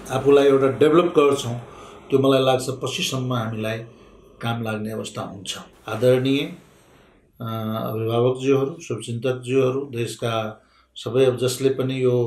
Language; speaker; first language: Nepali; non-native, local second language; Maithili